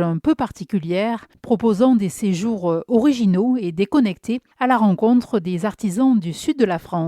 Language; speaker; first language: French; native; French